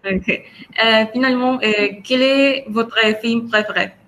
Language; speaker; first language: French; non-native, learner; Spanish